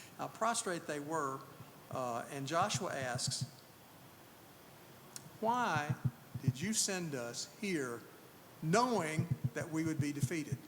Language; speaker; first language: English; native; English